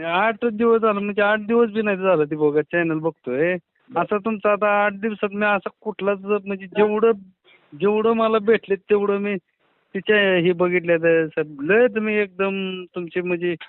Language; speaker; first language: Marathi; native; Marathi